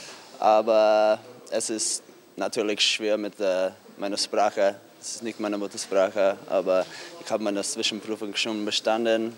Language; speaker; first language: German; non-native, learner; English